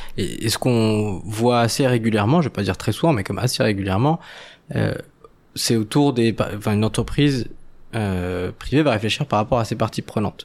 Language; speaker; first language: French; non-native, local second language; Arabic